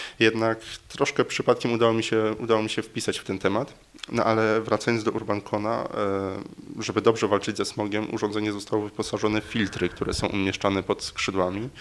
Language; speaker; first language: Polish; native; Polish